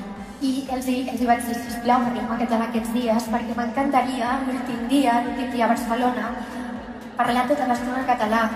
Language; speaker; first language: Catalan; non-native, local second language; Spanish